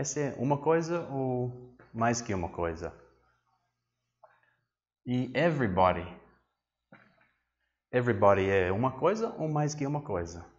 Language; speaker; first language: Portuguese; non-native, fluent; English